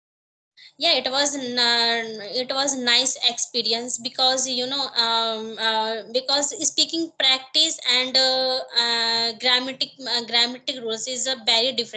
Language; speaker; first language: English; non-native, learner; Hindi